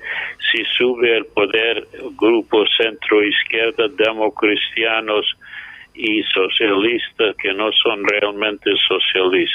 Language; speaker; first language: Spanish; non-native, fluent; English